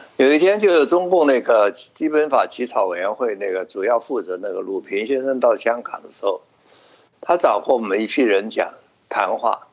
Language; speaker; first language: Chinese; non-native, local second language; Cantonese